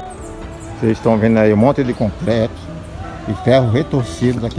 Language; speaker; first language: Portuguese; native; Portuguese